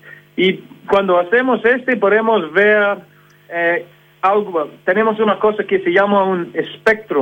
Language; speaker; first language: Spanish; non-native, fluent; English